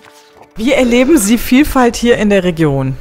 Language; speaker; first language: German; native; German